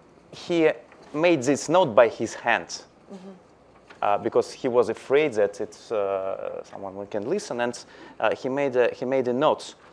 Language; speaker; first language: English; non-native, learner; Russian